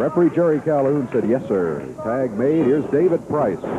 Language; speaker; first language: English; native; English